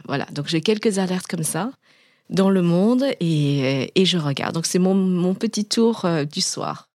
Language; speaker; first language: French; early bilingual, other home language; Vietnamese